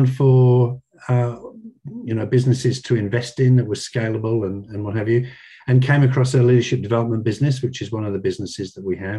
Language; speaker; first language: English; native; English